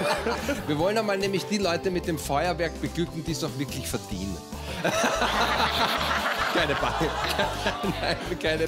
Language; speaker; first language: German; native; German